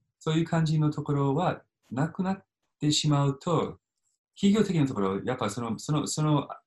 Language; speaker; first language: Japanese; non-native, fluent; English